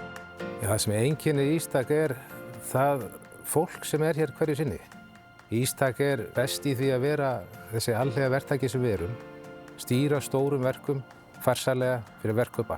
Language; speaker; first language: Icelandic; native; Icelandic